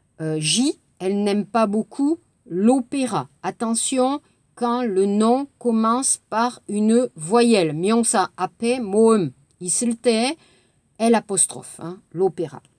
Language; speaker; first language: French; native; French